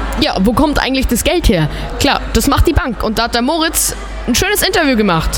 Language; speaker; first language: German; native; German